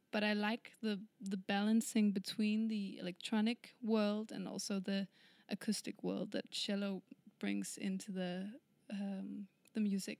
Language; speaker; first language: English; non-native, fluent; Danish